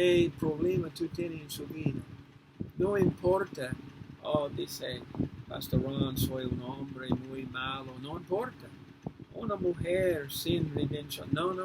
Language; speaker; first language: Spanish; non-native, fluent; English